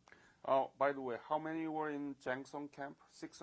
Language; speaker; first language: English; non-native, fluent; Korean